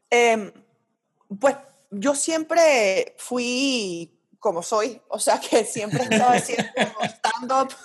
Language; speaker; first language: Spanish; early bilingual, heritage; Spanish